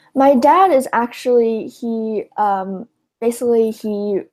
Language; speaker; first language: English; early bilingual, other home language; Cantonese